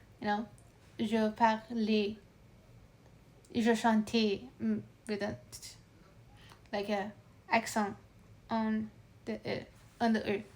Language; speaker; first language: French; non-native, learner; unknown